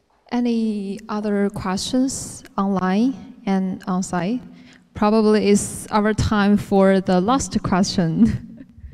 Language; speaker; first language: English; non-native, fluent; Chinese